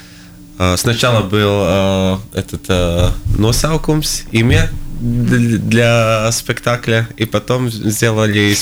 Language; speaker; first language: Russian; non-native, local second language; Latvian